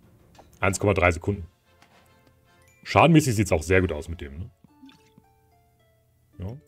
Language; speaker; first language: German; native; German